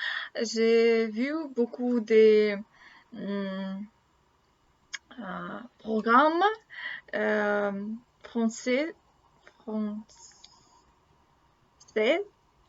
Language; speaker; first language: French; non-native, learner; Russian